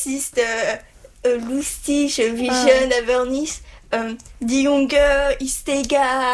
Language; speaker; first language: German; non-native, learner; French